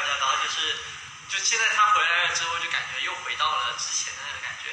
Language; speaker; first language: Chinese; native; Chinese